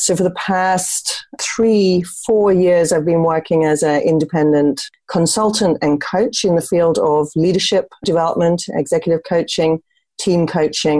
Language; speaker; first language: English; native; English